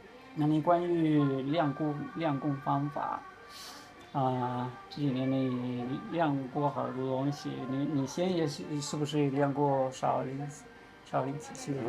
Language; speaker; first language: Chinese; non-native, learner; Spanish